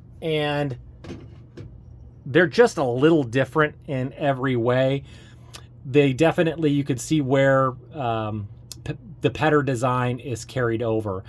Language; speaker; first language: English; native; English